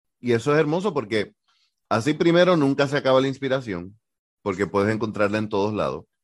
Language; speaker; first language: Spanish; native; Spanish